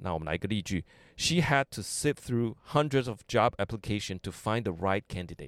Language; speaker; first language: English; non-native, fluent; Chinese